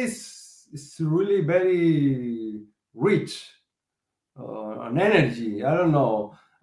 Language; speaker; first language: English; non-native, learner; Spanish